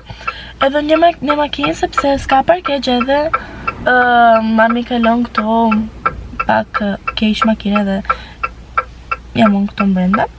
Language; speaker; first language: Albanian; early bilingual, heritage; Albanian